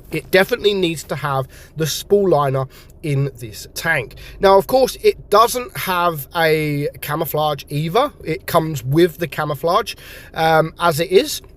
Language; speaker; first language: English; native; English